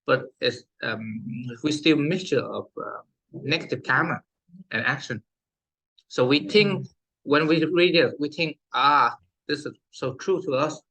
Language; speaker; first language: English; non-native, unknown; Vietnamese